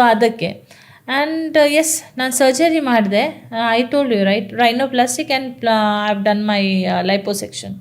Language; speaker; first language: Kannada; non-native, local second language; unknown